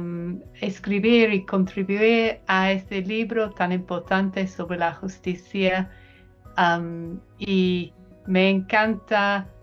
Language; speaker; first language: Spanish; non-native, fluent; English